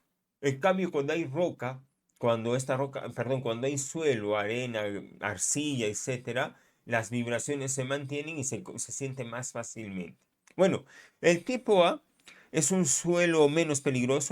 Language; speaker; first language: Spanish; native; Spanish